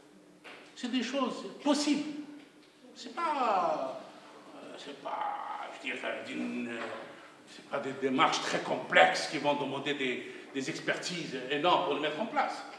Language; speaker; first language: French; non-native, local second language; Arabic